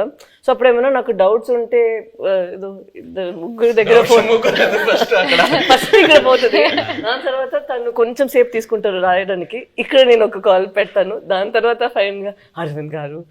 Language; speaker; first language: Telugu; non-native, fluent; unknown